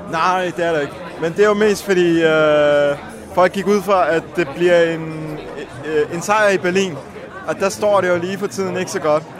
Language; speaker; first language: Danish; early bilingual, heritage; Danish